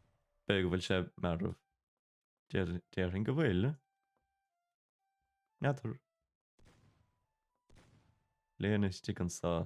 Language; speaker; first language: Irish; non-native, local second language; English